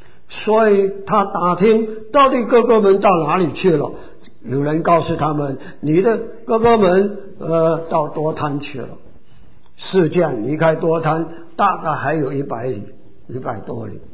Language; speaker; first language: Chinese; native; Chinese